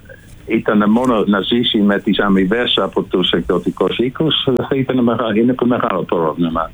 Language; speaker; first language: Greek; non-native, fluent; Dutch